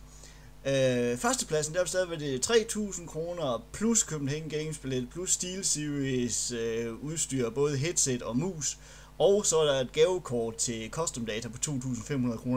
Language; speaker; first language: Danish; native; Danish